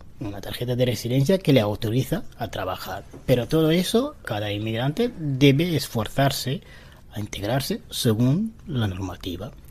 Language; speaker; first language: Spanish; non-native, fluent; Wolof